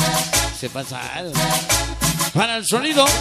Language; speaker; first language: Spanish; native; Spanish